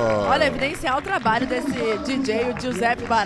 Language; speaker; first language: Portuguese; native; Portuguese